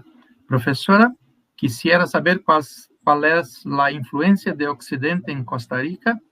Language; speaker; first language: Spanish; non-native, fluent; Portuguese